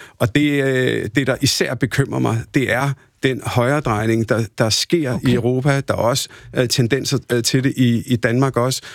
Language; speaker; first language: Danish; early bilingual, other home language; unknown